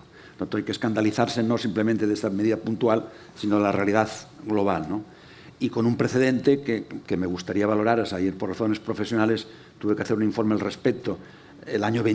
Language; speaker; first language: Spanish; native; Spanish